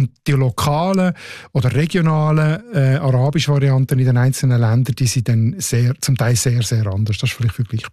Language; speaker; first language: German; native; German